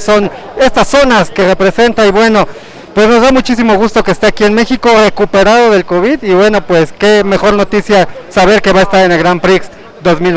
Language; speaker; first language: Spanish; native; Spanish